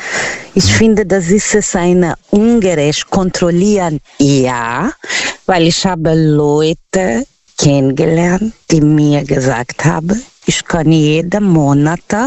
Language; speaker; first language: German; non-native, learner; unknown